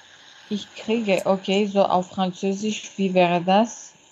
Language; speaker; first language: German; non-native, learner; French